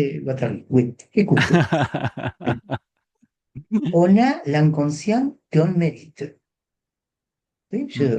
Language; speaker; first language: French; non-native, fluent; Spanish